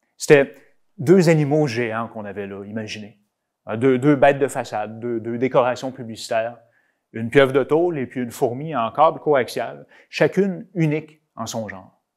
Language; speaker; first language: French; native; French